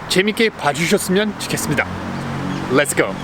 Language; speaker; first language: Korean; non-native, fluent; English